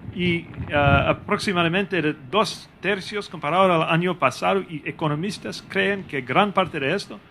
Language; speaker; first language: Spanish; non-native, fluent; English